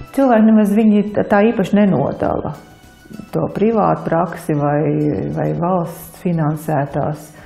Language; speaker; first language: Latvian; non-native, local second language; Russian